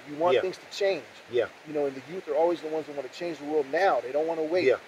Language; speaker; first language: English; native; English